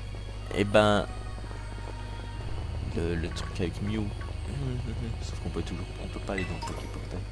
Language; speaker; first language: French; native; French